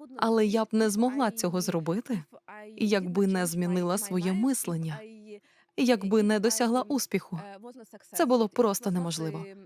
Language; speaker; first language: Ukrainian; native; Ukrainian